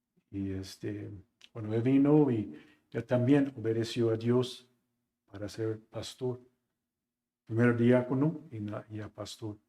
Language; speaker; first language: Spanish; non-native, fluent; English